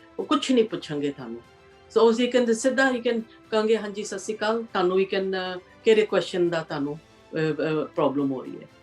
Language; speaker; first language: Punjabi; early bilingual, heritage; Punjabi